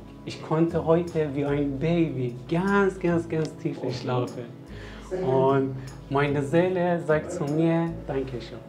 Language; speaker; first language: German; non-native, learner; Persian